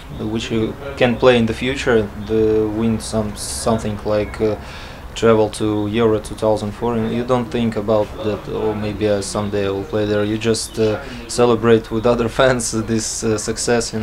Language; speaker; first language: English; non-native, learner; Latvian